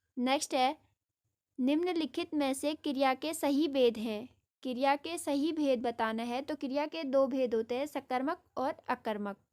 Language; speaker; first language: Hindi; native; Hindi